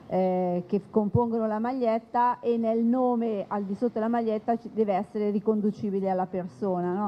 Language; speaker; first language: Italian; native; Italian